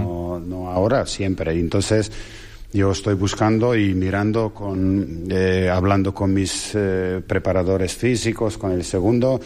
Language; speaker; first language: Spanish; non-native, fluent; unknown